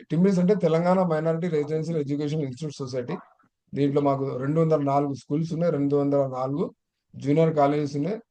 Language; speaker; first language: Telugu; non-native, local second language; Urdu